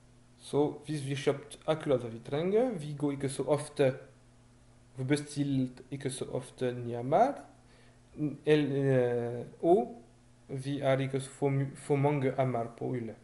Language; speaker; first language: Norwegian; non-native, fluent; French